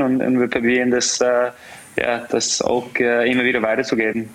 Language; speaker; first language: German; non-native, fluent; English